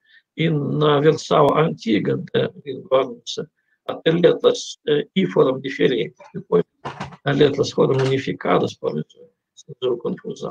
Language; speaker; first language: Portuguese; non-native, fluent; Russian